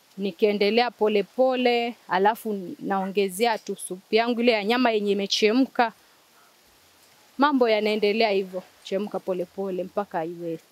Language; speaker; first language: Swahili; native; Swahili